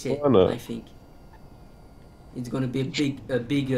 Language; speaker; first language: English; non-native, learner; French